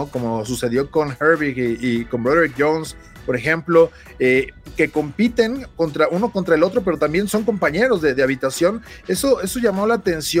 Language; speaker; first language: Spanish; native; Spanish